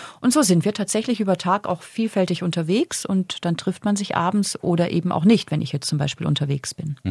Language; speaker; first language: German; native; German